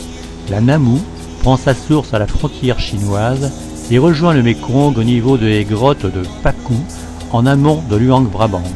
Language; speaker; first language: French; native; French